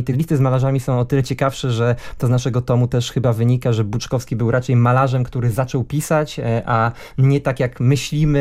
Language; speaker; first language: Polish; native; Polish